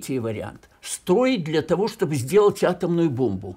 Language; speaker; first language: Russian; native; Russian